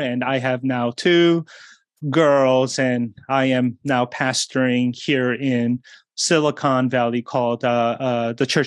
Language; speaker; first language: English; early bilingual, other home language; Korean